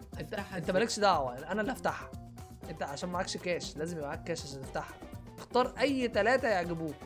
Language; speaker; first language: Arabic; native; Arabic